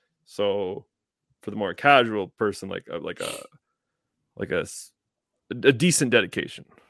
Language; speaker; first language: English; native; English